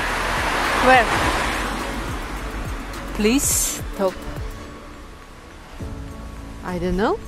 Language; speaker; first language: English; non-native, learner; Russian